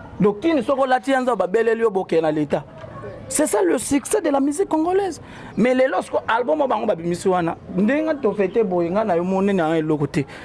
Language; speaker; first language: Lingala; native; Lingala